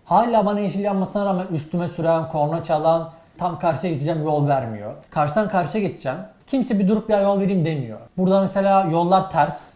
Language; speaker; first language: Turkish; native; Turkish